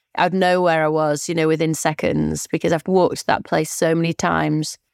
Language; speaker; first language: English; native; English